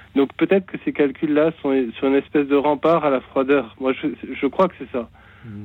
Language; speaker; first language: French; native; French